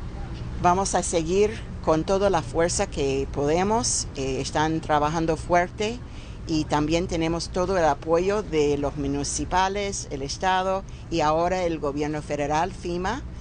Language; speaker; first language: Spanish; non-native, fluent; English